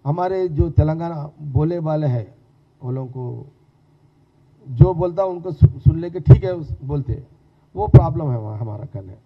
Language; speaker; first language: Hindi; non-native, local second language; Telugu